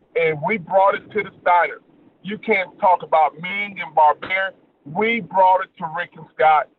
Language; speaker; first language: English; native; English